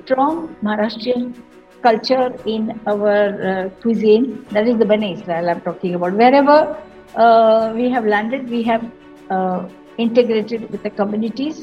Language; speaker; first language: English; non-native, local second language; Marathi